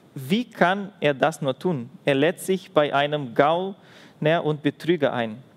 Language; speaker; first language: German; non-native, fluent; Portuguese